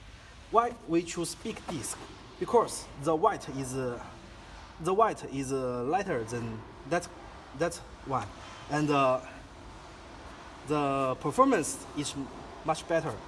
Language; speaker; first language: English; non-native, learner; Chinese